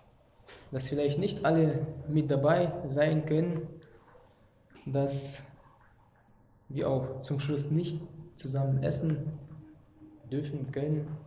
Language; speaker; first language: German; non-native, fluent; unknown